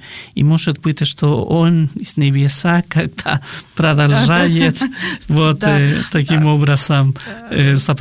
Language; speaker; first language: Russian; non-native, fluent; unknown